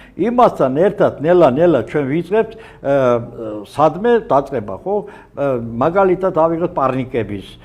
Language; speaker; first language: Georgian; non-native, local second language; Azerbaijani